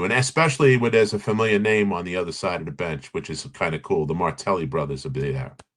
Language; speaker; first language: English; native; English